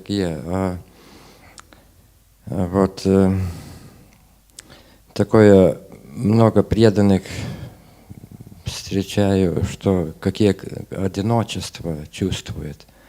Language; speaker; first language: Russian; non-native, fluent; Lithuanian